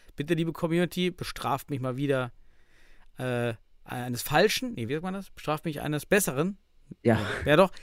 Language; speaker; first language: German; native; German